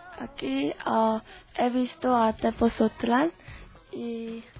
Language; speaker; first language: Spanish; non-native, learner; Korean